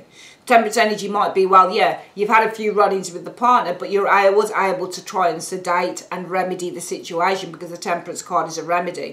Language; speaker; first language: English; native; English